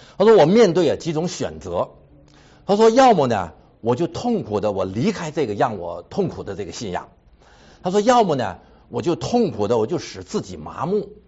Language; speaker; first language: Chinese; native; Chinese